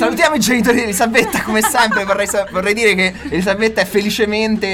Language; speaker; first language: Italian; native; Italian